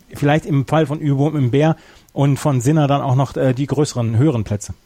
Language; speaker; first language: German; native; German